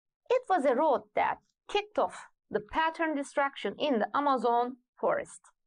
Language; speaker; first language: English; non-native, fluent; Turkish